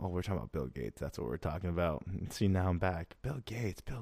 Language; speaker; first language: English; early bilingual, other home language; Spanish